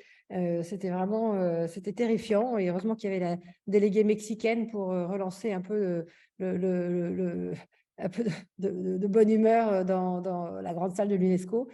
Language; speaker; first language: French; native; French